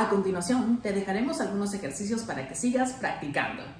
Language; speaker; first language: Spanish; native; Spanish